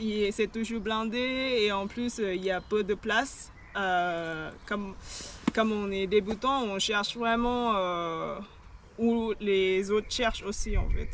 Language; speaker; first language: French; non-native, learner; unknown